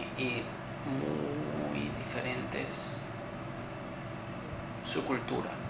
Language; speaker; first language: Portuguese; non-native, learner; Spanish